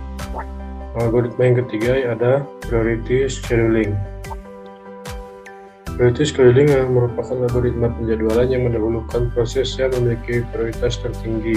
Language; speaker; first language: Indonesian; native; Indonesian